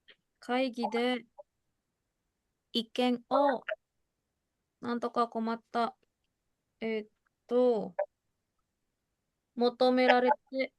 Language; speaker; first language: Japanese; non-native, learner; Indonesian